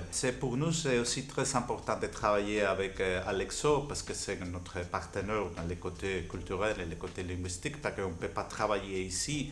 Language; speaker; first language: French; non-native, fluent; Spanish